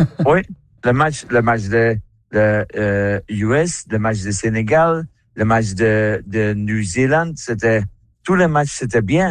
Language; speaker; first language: French; non-native, learner; Dutch